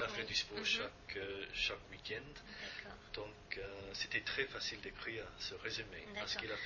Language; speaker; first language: French; non-native, fluent; English